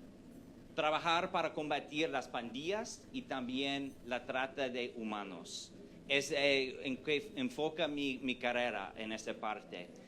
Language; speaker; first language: Spanish; non-native, fluent; English